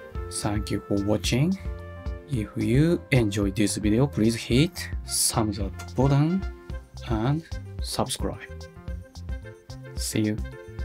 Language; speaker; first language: English; non-native, learner; Japanese